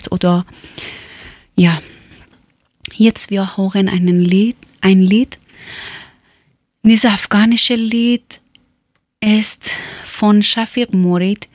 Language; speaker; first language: German; non-native, learner; Persian